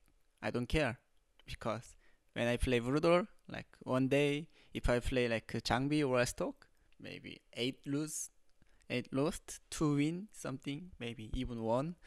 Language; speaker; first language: English; non-native, learner; Korean